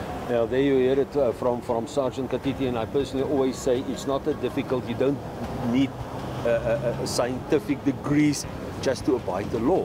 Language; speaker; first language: English; non-native, local second language; Afrikaans